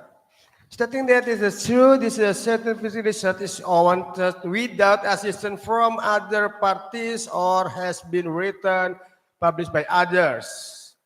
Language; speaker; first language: English; non-native, learner; Indonesian